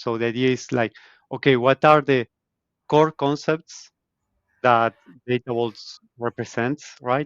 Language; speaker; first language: English; non-native, fluent; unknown